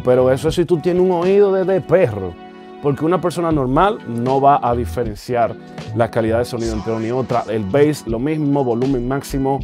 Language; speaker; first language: Spanish; native; Spanish